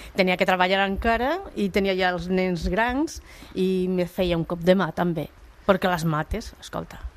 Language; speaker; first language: Catalan; non-native, local second language; Spanish